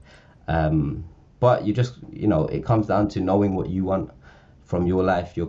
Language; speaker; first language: English; native; English